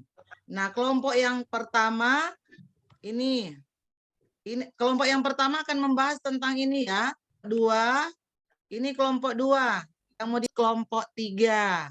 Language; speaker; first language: Indonesian; native; Indonesian